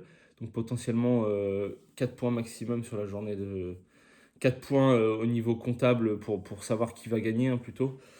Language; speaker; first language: French; native; French